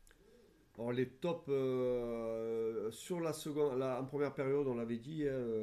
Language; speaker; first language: French; native; French